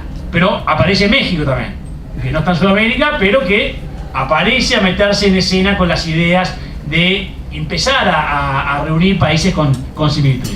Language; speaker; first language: Spanish; native; Spanish